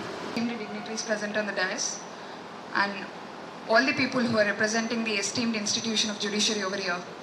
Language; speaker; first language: English; non-native, local second language; Telugu